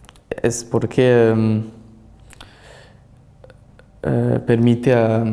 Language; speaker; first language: Spanish; non-native, learner; French